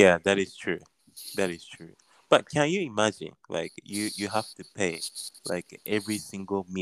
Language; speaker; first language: English; non-native, learner; Japanese